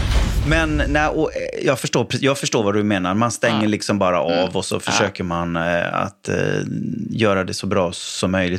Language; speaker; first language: Swedish; native; Swedish